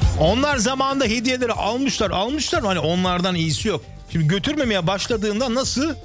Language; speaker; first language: Turkish; early bilingual, heritage; Turkish